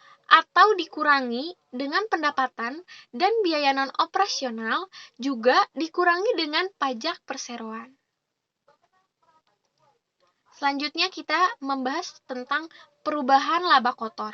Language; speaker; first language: Indonesian; native; Indonesian